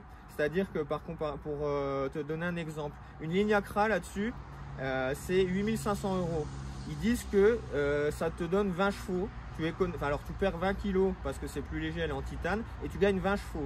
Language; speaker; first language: French; native; French